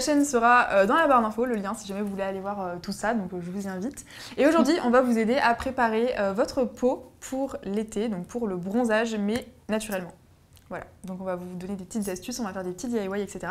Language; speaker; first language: French; native; French